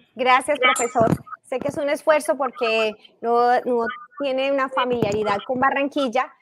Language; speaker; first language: Spanish; native; Spanish